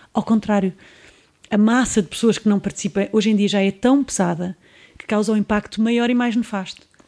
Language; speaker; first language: Portuguese; native; Portuguese